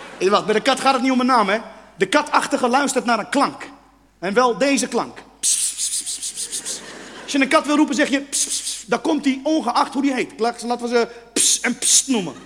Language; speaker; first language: Dutch; non-native, fluent; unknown